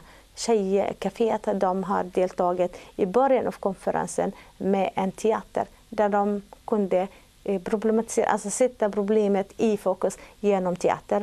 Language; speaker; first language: Swedish; non-native, fluent; Arabic